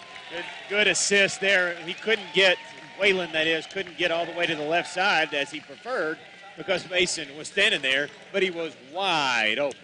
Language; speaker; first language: English; native; English